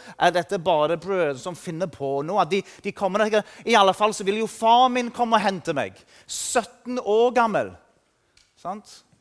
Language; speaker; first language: Norwegian; non-native, fluent; English